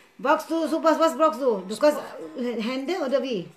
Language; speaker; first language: German; non-native, learner; Cebuano